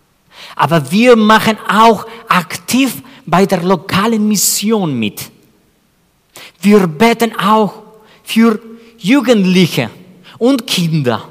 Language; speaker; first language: German; non-native, fluent; Spanish